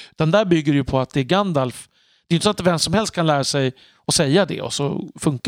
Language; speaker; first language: Swedish; native; Swedish